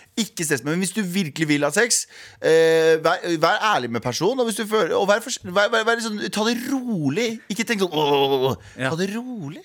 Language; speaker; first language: Norwegian; early bilingual, other home language; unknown